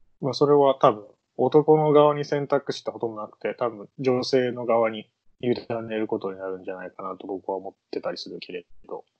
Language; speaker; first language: Japanese; native; Japanese